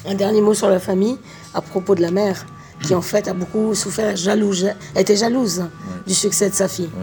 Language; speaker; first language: French; native; French